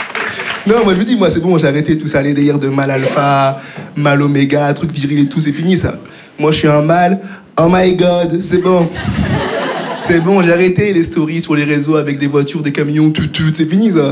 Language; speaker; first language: French; native; French